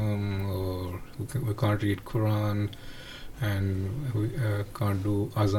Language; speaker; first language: English; non-native, local second language; Punjabi